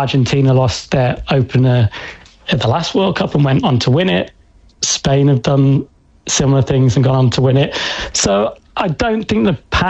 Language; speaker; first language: English; native; English